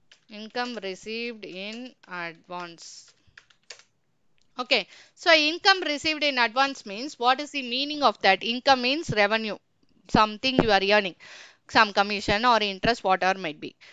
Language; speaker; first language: English; non-native, local second language; Tamil